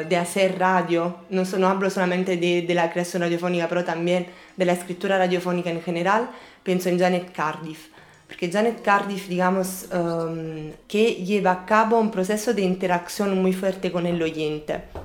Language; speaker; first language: Spanish; non-native, fluent; Italian